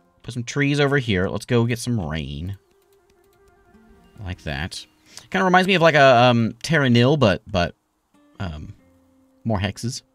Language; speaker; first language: English; native; English